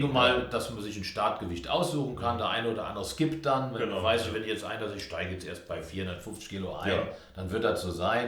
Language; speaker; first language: German; native; German